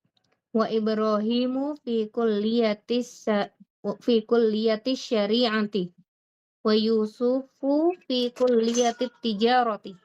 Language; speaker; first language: Arabic; non-native, learner; Indonesian